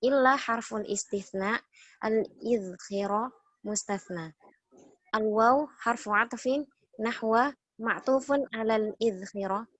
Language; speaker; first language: Arabic; non-native, learner; Indonesian